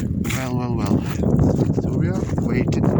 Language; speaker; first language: English; non-native, learner; Ukrainian